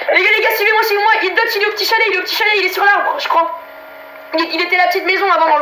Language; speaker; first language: French; native; French